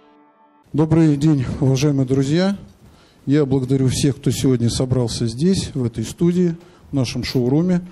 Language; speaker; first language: Russian; native; Russian